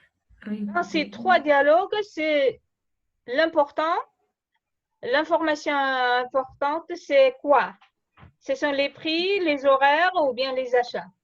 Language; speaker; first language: French; non-native, fluent; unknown